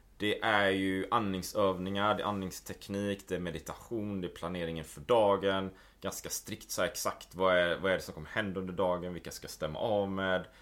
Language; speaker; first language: Swedish; native; Swedish